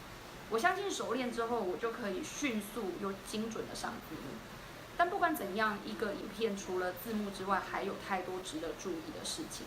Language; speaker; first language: Chinese; native; Chinese